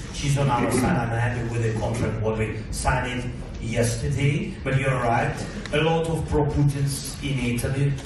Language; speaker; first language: English; non-native, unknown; Russian